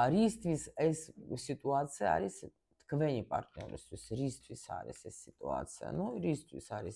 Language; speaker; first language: Georgian; early bilingual, heritage; Georgian